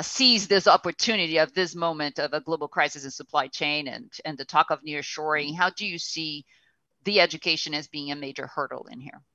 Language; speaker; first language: English; non-native, fluent; Portuguese